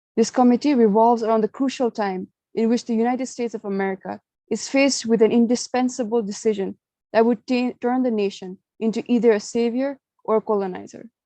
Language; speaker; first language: English; non-native, local second language; Nepali